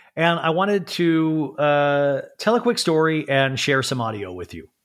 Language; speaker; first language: English; native; English